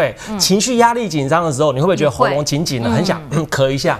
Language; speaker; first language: Chinese; native; Chinese